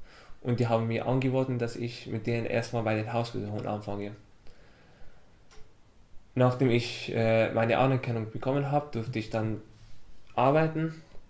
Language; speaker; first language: German; non-native, fluent; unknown